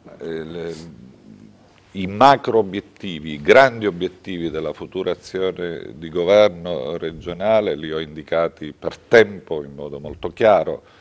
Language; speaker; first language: Italian; native; Italian